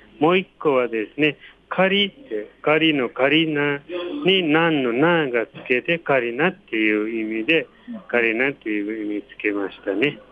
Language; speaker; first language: Japanese; non-native, fluent; Nepali